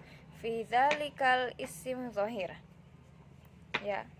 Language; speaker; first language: Arabic; non-native, learner; Indonesian